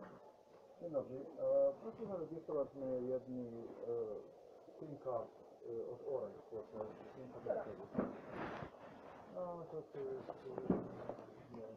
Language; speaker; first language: Polish; non-native, learner; English